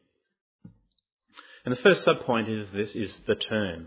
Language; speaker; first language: English; native; English